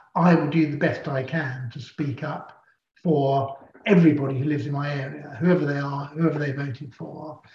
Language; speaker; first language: English; native; English